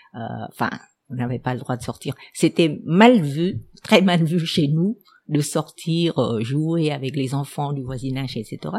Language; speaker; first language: French; non-native, fluent; Vietnamese